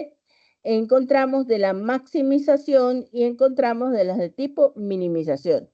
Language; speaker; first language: Spanish; native; Spanish